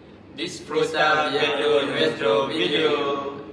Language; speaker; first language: Spanish; non-native, learner; Malay